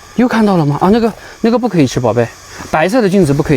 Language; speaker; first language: Chinese; native; Chinese